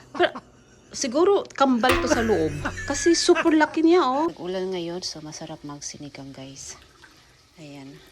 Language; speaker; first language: Filipino; native; Filipino